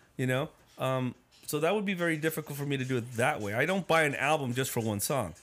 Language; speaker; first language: English; early bilingual, other home language; Spanish